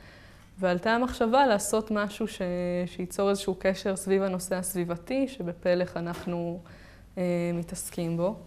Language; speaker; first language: Hebrew; native; Hebrew